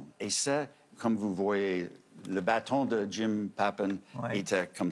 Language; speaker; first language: French; non-native, fluent; English